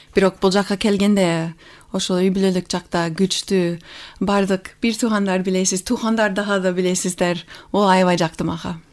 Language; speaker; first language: Kyrgyz; non-native, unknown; English